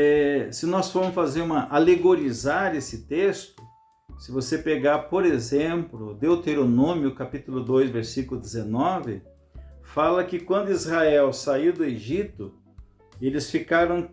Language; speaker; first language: Portuguese; native; Portuguese